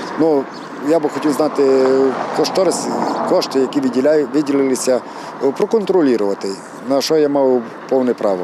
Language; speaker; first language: Ukrainian; native; Ukrainian